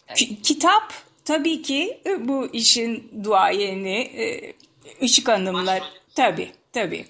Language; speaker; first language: Turkish; native; Turkish